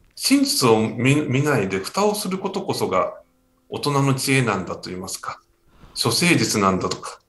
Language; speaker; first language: Japanese; native; Japanese